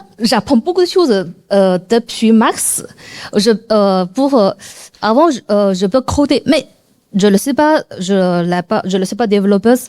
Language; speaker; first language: French; non-native, learner; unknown